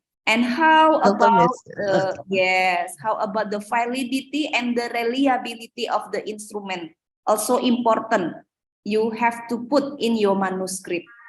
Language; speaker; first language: English; non-native, fluent; Indonesian